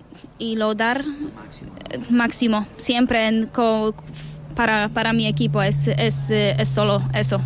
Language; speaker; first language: Spanish; non-native, learner; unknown